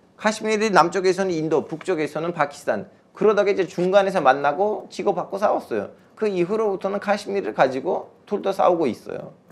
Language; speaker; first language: Korean; non-native, fluent; Turkish